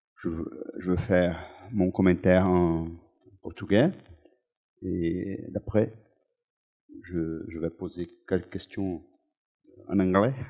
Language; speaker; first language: French; non-native, learner; Portuguese